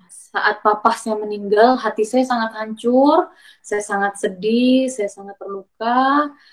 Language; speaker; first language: Indonesian; native; Indonesian